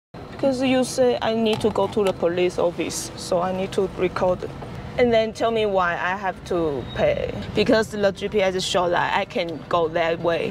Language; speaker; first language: English; non-native, learner; Chinese